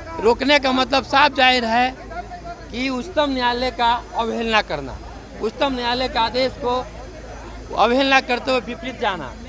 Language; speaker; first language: Hindi; native; Hindi